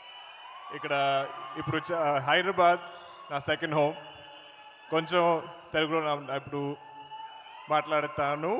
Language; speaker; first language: Telugu; non-native, learner; Malayalam